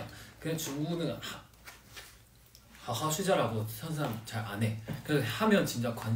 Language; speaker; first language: Korean; non-native, fluent; Chinese